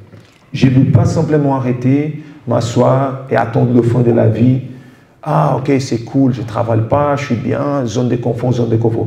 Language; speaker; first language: French; non-native, fluent; Portuguese